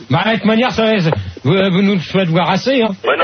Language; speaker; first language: French; native; French